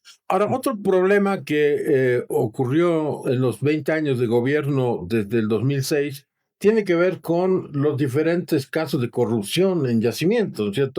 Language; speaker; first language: Spanish; native; Spanish